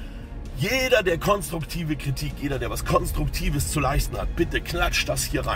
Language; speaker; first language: German; native; German